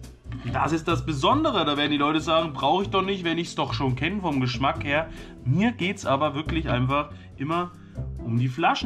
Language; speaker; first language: German; native; German